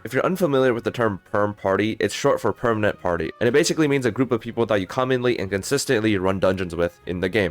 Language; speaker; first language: English; native; English